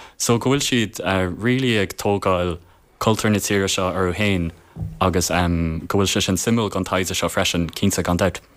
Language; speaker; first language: Irish; non-native, local second language; English